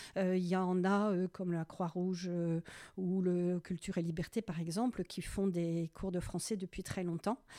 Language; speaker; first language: French; native; French